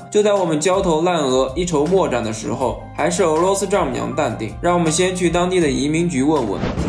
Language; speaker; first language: Chinese; native; Chinese